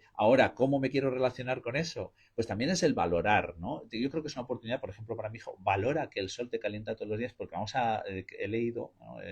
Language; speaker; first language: Spanish; native; Spanish